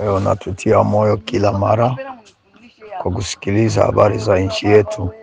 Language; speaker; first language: Swahili; native; Swahili